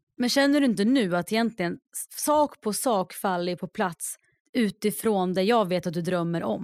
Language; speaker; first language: Swedish; native; Swedish